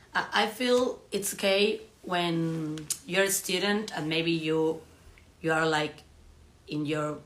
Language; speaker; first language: English; non-native, fluent; Spanish